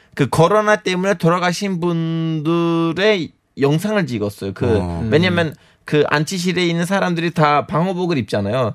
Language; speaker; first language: Korean; non-native, fluent; Turkish